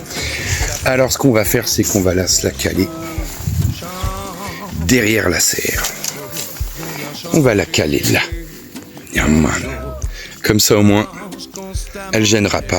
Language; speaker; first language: French; native; French